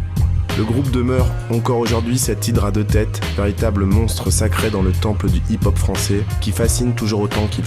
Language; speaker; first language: French; native; French